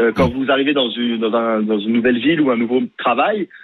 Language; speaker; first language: French; native; French